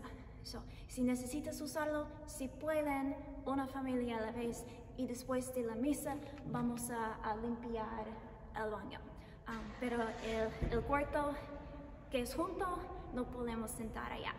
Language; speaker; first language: Spanish; non-native, learner; English